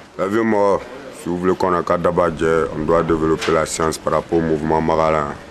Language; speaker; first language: French; native; French